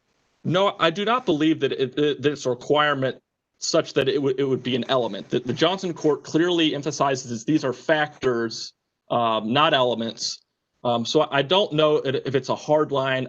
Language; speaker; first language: English; native; English